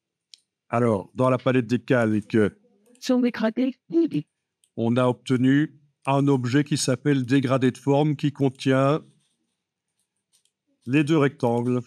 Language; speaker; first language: French; native; French